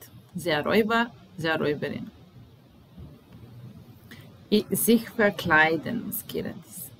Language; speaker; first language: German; non-native, fluent; Serbian